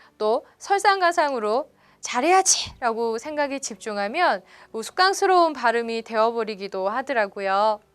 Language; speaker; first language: Korean; native; Korean